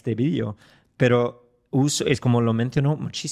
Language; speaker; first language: Spanish; non-native, fluent; English